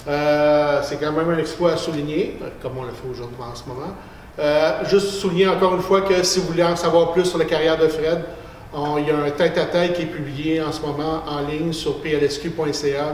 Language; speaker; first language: French; native; French